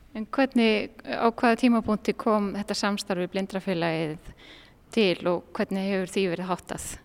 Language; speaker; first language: Icelandic; native; Icelandic